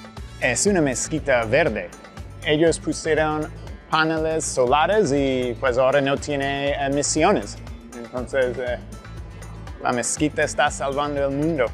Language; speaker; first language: Spanish; non-native, fluent; English